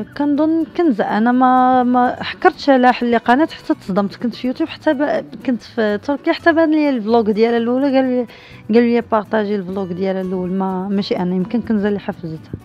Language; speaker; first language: Arabic; native; Arabic